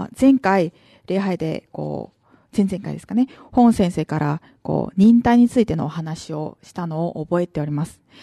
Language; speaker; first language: Japanese; non-native, fluent; Korean